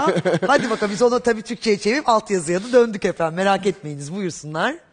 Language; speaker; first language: Turkish; native; Turkish